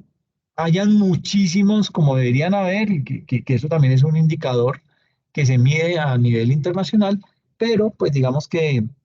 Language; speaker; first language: Spanish; native; Spanish